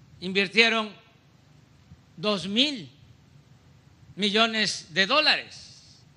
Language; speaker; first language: Spanish; native; Spanish